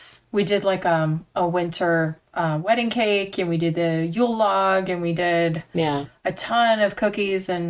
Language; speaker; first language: English; early bilingual, other home language; Korean